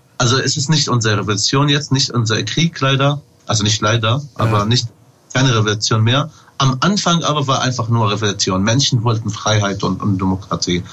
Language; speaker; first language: German; non-native, fluent; Arabic